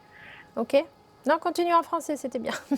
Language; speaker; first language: French; native; French